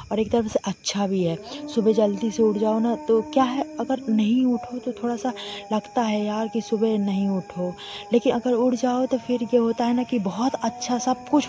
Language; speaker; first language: Hindi; native; Hindi